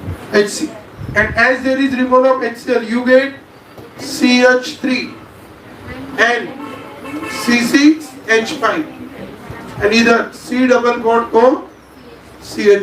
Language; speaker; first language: English; non-native, local second language; Marathi